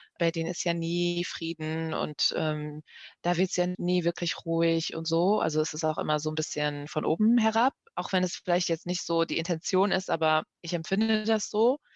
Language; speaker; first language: German; early bilingual, other home language; Persian